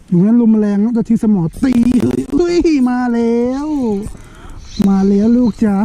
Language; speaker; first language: Thai; non-native, local second language; Northeastern Thai